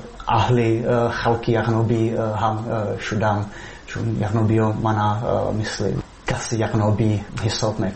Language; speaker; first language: Persian; non-native, learner; Czech